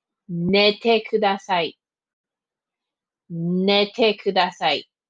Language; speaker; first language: Japanese; non-native, fluent; English